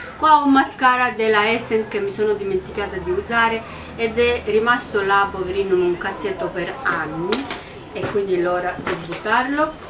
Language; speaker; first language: Italian; non-native, fluent; Romanian